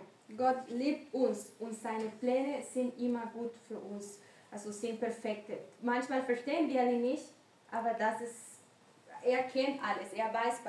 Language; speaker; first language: German; non-native, learner; Spanish